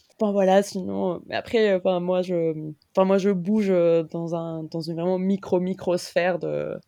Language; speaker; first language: French; non-native, fluent; Spanish